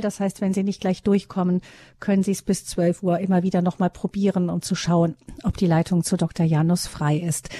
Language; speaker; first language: German; native; German